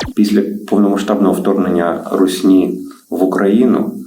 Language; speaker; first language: Ukrainian; non-native, local second language; Russian